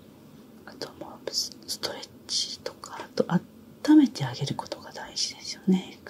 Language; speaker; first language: Japanese; native; Japanese